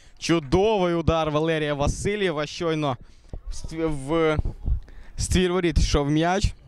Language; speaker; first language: Ukrainian; non-native, local second language; Russian